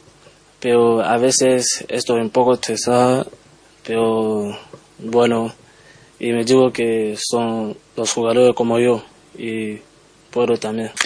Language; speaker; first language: Spanish; non-native, learner; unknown